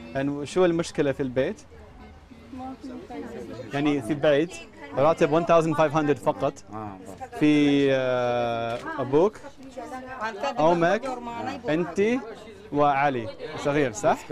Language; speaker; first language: Arabic; non-native, learner; English